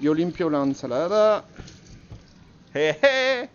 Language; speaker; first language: Spanish; non-native, learner; French